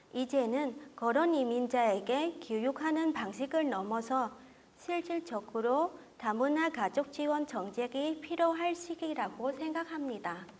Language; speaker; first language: Korean; non-native, fluent; Vietnamese